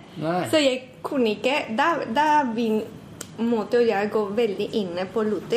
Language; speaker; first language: Norwegian; non-native, fluent; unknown